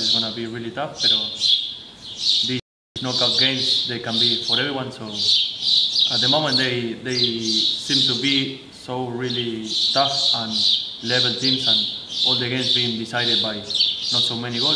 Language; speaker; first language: English; non-native, fluent; Spanish